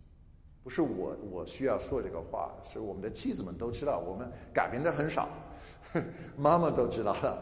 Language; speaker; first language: Chinese; non-native, fluent; English